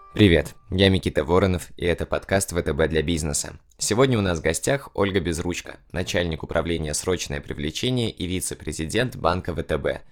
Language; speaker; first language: Russian; native; Russian